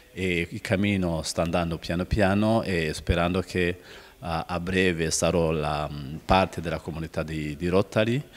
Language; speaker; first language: Italian; non-native, fluent; Rundi